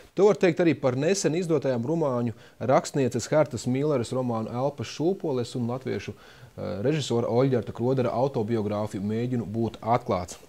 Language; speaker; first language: Latvian; native; Latvian